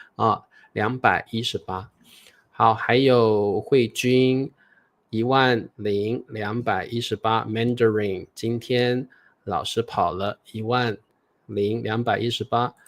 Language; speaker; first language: Chinese; native; Chinese